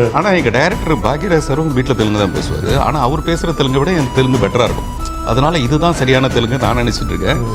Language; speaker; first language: Tamil; non-native, local second language; Telugu